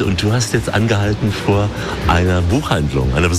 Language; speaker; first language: German; native; German